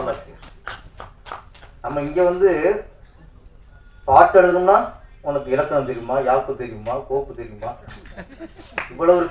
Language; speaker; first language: Tamil; native; Tamil